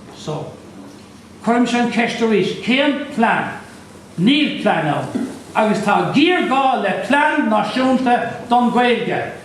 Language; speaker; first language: Irish; native; Irish